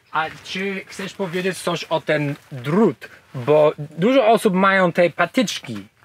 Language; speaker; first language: Polish; non-native, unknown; English